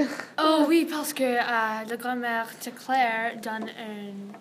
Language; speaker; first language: French; non-native, learner; English